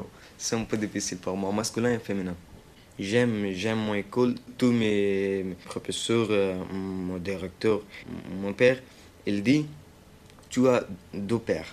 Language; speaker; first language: French; non-native, learner; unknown